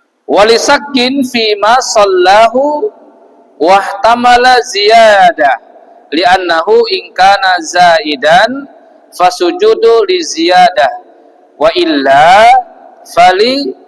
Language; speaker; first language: Arabic; non-native, fluent; Indonesian